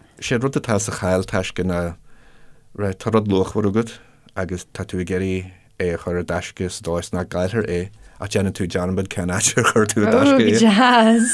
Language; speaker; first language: Irish; non-native, local second language; English